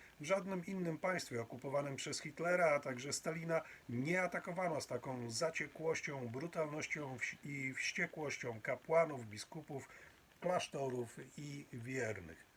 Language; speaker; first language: Polish; native; Polish